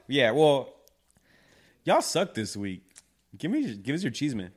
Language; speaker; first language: English; early bilingual, other home language; Spanish